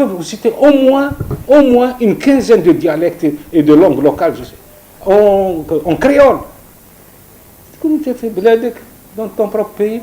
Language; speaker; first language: French; non-native, local second language; Arabic